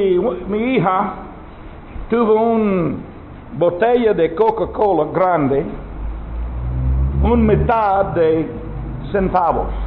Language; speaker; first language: Spanish; non-native, learner; English